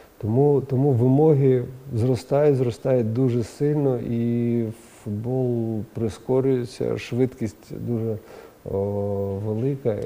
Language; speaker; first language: Ukrainian; non-native, local second language; Russian